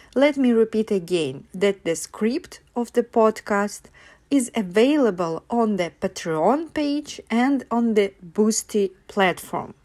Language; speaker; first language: English; non-native, fluent; Russian